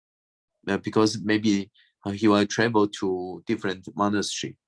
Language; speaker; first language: English; non-native, fluent; Chinese